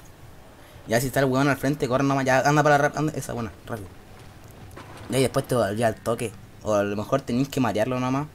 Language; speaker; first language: Spanish; native; Spanish